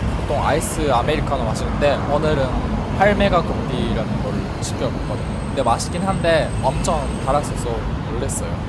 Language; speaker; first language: Korean; non-native, fluent; Japanese